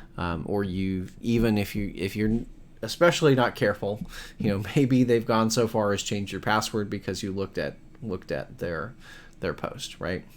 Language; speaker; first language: English; native; English